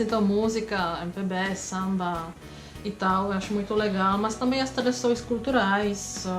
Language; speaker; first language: Portuguese; non-native, fluent; Czech